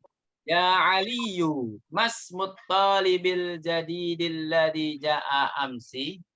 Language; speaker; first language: Arabic; non-native, fluent; Indonesian